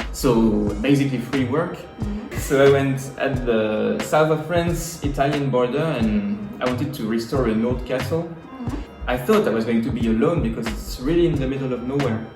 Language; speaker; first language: English; non-native, fluent; French